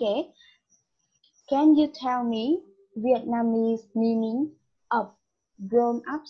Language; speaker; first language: English; non-native, learner; Vietnamese